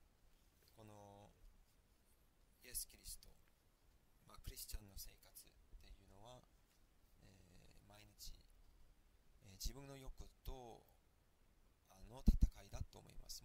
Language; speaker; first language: Japanese; non-native, fluent; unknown